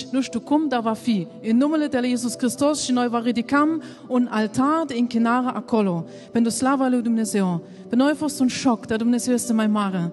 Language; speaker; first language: Romanian; non-native, learner; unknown